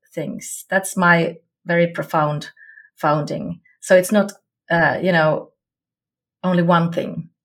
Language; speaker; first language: English; non-native, fluent; Finnish